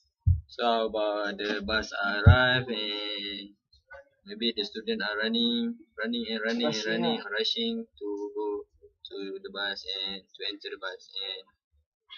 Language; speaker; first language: English; non-native, local second language; Malay